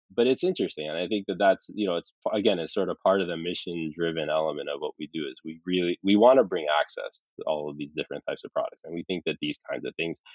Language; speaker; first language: English; early bilingual, other home language; Arabic